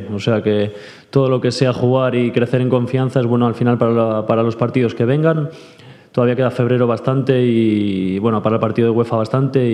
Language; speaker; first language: Spanish; native; Spanish